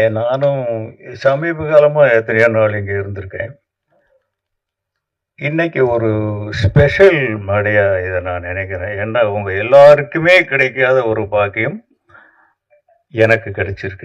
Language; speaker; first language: Tamil; native; Tamil